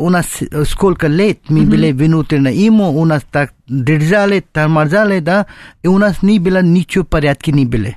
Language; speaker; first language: Russian; non-native, learner; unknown